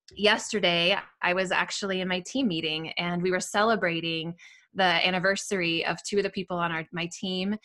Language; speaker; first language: English; native; English